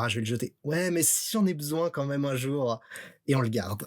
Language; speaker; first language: French; native; French